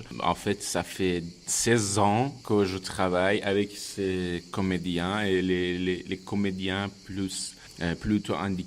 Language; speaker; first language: French; non-native, fluent; Persian